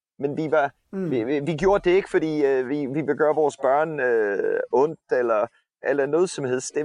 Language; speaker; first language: Danish; non-native, fluent; English